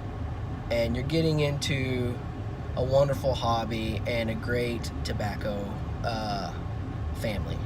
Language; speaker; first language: English; native; English